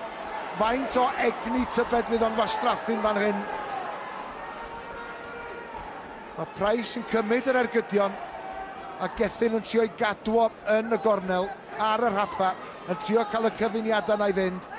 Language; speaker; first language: Welsh; native; Welsh